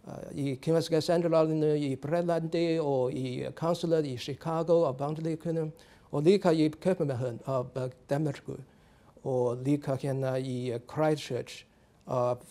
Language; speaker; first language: Icelandic; non-native, learner; Chinese